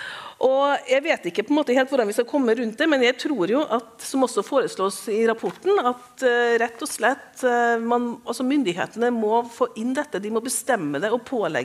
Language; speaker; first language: Norwegian; native; Norwegian